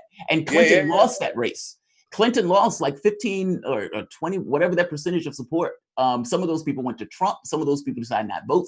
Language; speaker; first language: English; native; English